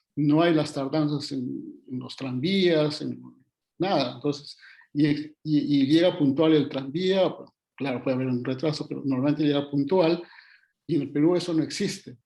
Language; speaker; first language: Spanish; native; Spanish